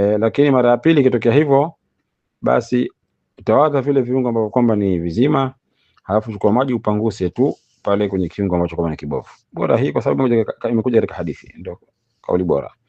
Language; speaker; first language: Swahili; native; Swahili